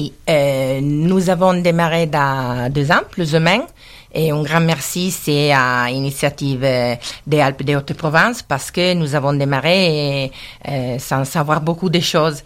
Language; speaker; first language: French; non-native, learner; Italian